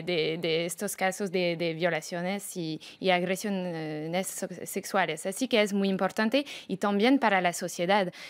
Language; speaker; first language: Spanish; non-native, fluent; French